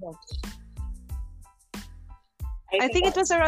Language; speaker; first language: English; non-native, local second language; Cebuano